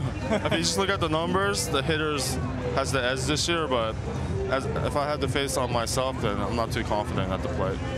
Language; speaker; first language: English; non-native, fluent; Japanese